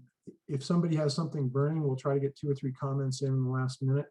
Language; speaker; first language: English; native; English